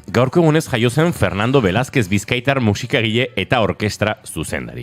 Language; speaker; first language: Basque; native; Basque